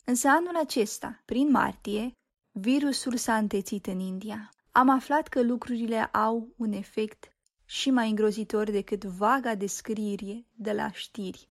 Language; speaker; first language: Romanian; native; Romanian